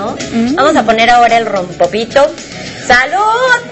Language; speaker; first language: Spanish; native; Spanish